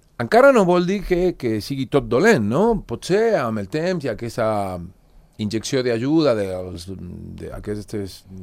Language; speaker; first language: Catalan; non-native, fluent; Spanish